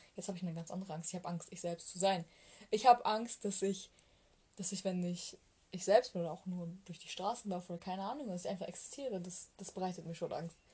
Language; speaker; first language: German; early bilingual, other home language; Turkish